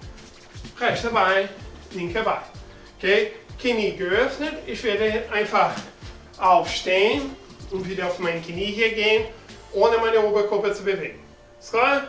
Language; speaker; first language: German; non-native, learner; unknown